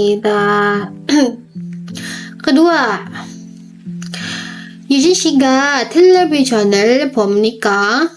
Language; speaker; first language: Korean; non-native, fluent; Indonesian